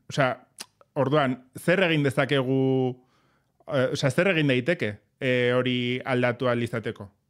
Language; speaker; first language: Basque; native; Basque